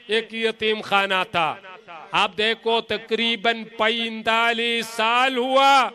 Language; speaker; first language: Hindi; non-native, local second language; Malayalam